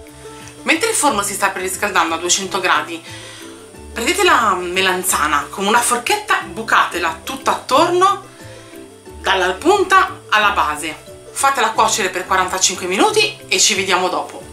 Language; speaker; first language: Italian; native; Italian